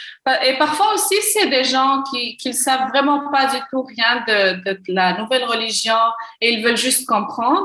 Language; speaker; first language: French; non-native, local second language; Arabic